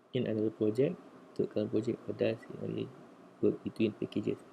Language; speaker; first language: English; non-native, local second language; Malay